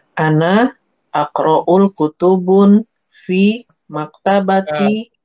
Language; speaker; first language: Arabic; non-native, learner; Indonesian